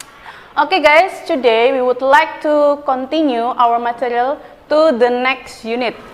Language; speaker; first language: English; non-native, learner; Indonesian